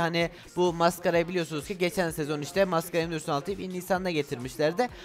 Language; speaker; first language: Turkish; native; Turkish